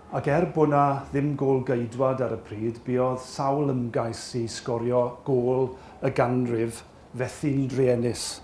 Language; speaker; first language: Welsh; native; Welsh